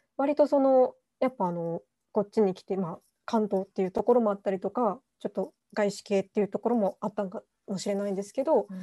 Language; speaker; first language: Japanese; native; Japanese